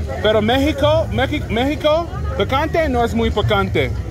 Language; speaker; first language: Spanish; non-native, learner; English